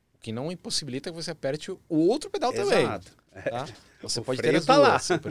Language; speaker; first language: Portuguese; early bilingual, other home language; Spanish